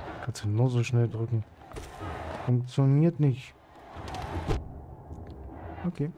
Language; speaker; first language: German; native; German